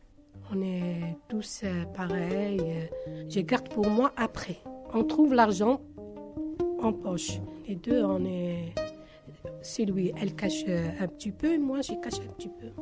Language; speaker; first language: French; non-native, learner; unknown